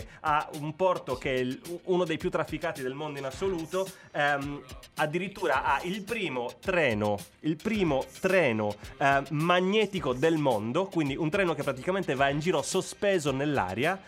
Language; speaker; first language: Italian; native; Italian